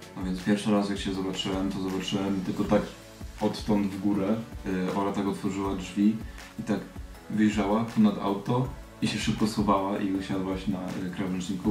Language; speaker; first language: Polish; early bilingual, heritage; Polish